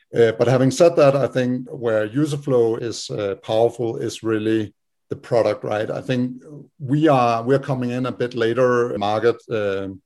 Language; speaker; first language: English; non-native, fluent; Danish